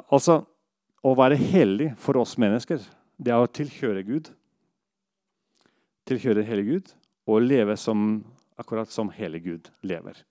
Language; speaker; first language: Norwegian; non-native, fluent; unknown